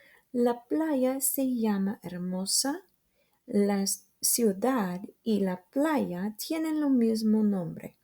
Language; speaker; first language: Spanish; non-native, fluent; English